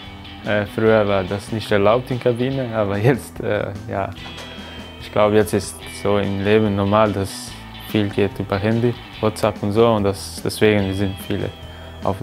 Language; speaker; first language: German; non-native, fluent; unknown